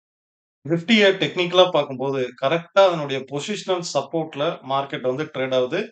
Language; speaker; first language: Tamil; native; Tamil